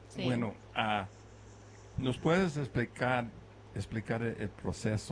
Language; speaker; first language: Spanish; early bilingual, other home language; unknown